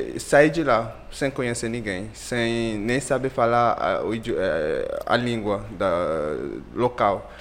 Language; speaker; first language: Portuguese; non-native, fluent; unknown